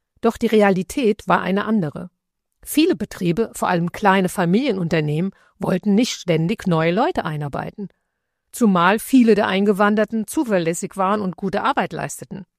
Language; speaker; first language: German; early bilingual, other home language; Italian